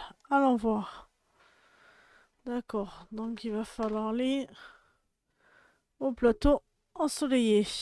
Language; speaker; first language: French; native; French